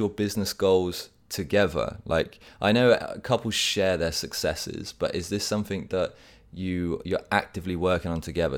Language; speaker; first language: English; native; English